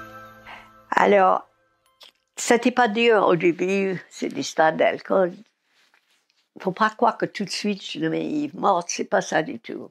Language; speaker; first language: French; non-native, fluent; English